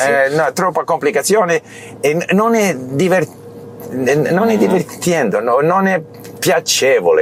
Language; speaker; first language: Italian; non-native, learner; English